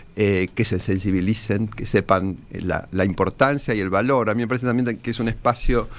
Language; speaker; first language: Spanish; native; Spanish